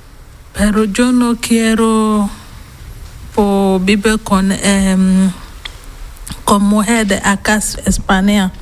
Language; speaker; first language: Spanish; non-native, learner; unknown